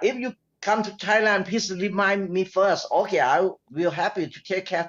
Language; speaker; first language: English; non-native, learner; Thai